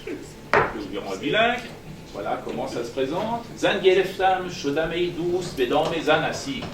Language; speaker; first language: French; non-native, fluent; Persian